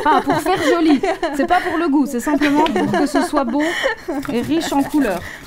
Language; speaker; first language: French; native; French